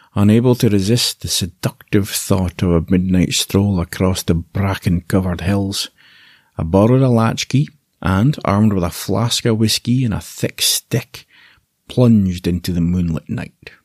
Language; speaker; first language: English; native; English